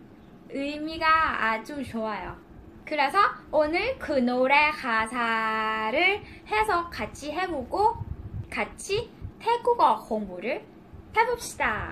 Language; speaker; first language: Korean; non-native, learner; Thai